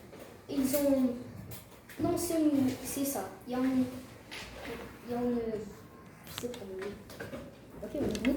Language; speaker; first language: French; non-native, learner; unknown